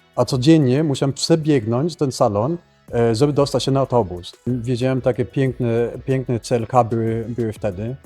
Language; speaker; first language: Polish; non-native, fluent; Danish